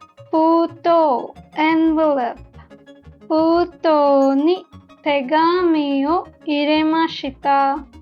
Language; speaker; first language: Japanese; non-native, learner; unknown